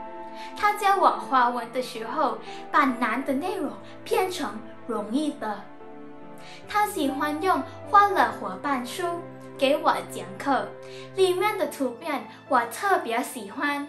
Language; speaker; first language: Chinese; non-native, learner; Thai